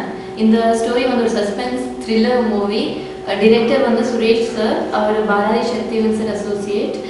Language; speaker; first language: Tamil; non-native, local second language; Telugu